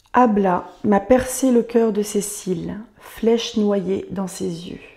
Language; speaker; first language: French; native; French